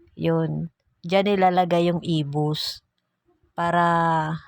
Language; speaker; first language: Filipino; non-native, local second language; Bikol